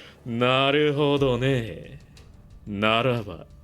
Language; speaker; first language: Japanese; non-native, learner; English